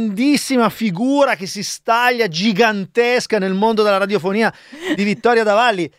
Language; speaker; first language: Italian; native; Italian